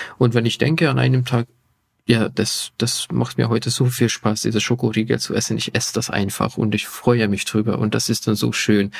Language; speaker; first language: German; non-native, fluent; Hungarian